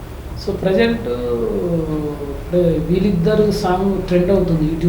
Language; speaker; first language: Telugu; native; Telugu